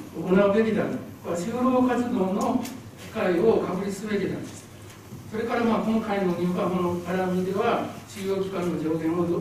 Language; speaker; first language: Japanese; native; Japanese